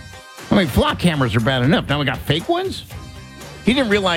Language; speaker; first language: English; native; English